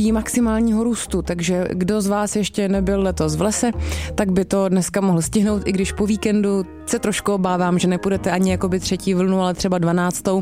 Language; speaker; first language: Czech; native; Czech